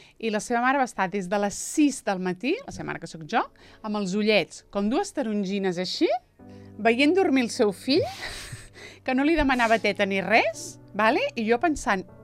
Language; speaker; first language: Catalan; native; Catalan